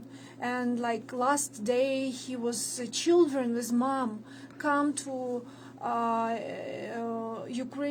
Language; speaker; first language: English; non-native, learner; Ukrainian